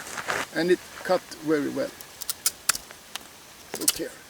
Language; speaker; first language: English; non-native, fluent; Swedish